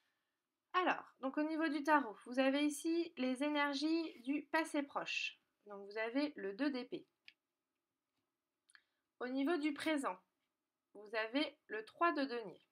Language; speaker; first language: French; native; French